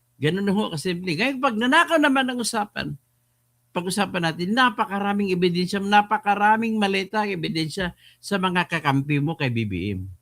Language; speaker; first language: Filipino; non-native, local second language; Hiligaynon